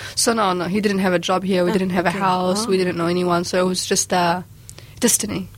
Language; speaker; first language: English; early bilingual, other home language; Arabic